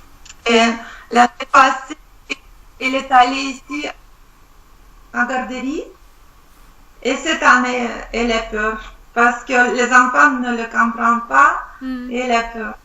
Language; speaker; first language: French; non-native, learner; Russian